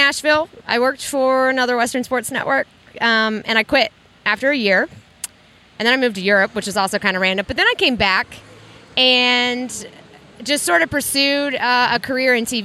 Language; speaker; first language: English; native; English